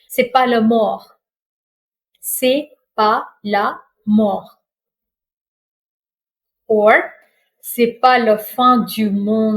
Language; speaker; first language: French; non-native, fluent; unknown